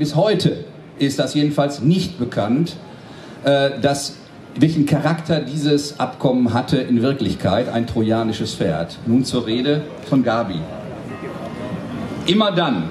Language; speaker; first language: German; native; German